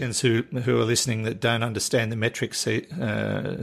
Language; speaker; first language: English; native; English